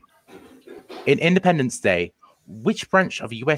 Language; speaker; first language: English; native; English